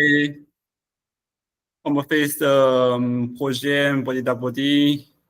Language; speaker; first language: French; non-native, learner; Chinese